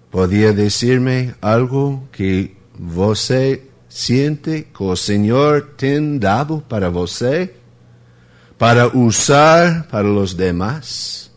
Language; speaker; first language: Spanish; non-native, fluent; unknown